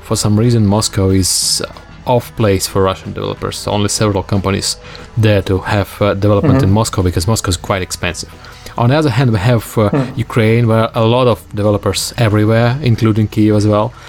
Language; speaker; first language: English; non-native, fluent; Russian